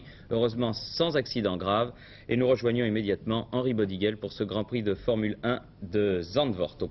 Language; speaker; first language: French; native; French